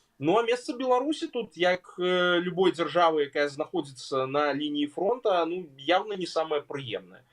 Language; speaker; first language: Belarusian; native; Belarusian